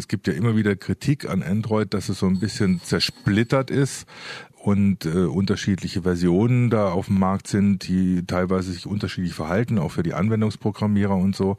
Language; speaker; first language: German; native; German